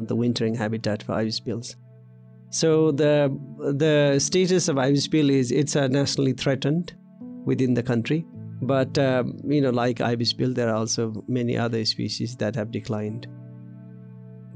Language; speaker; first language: English; non-native, local second language; Nepali